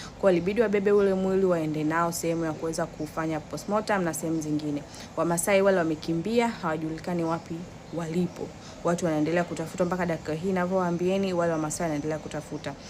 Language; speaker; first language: Swahili; native; Swahili